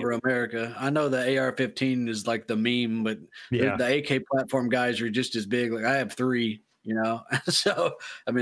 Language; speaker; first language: English; native; English